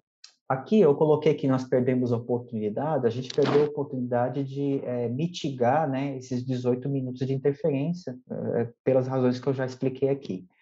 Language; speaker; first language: Portuguese; native; Portuguese